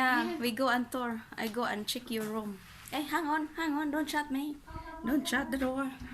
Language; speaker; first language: English; non-native, local second language; Filipino